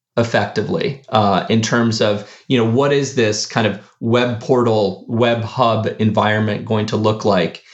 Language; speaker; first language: English; early bilingual, other home language; Spanish